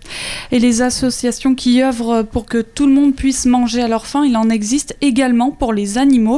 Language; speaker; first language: French; native; French